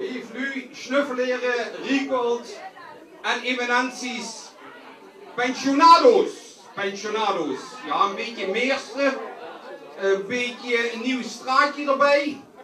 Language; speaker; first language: Dutch; non-native, local second language; Limburgish